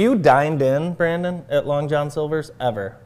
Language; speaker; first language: English; native; English